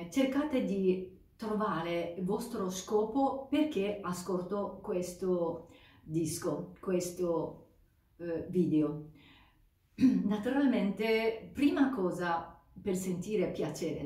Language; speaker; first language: Italian; non-native, fluent; Japanese